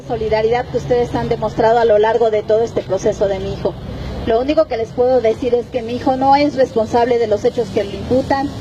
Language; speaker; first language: Spanish; native; Spanish